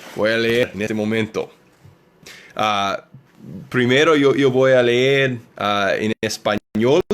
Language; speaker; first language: Spanish; non-native, learner; English